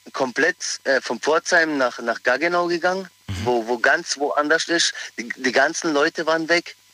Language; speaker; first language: German; native; German